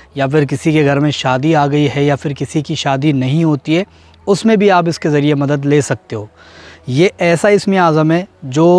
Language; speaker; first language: Hindi; native; Hindi